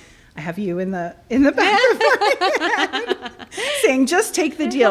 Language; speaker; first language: English; native; English